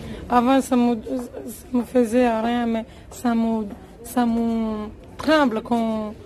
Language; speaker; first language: French; non-native, learner; Romanian